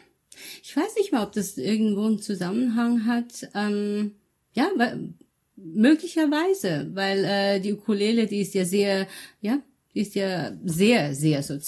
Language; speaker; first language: German; early bilingual, other home language; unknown